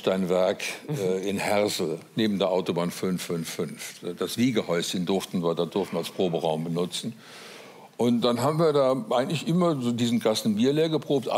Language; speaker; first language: German; native; German